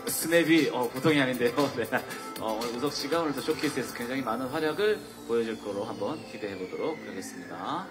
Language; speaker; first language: Korean; native; Korean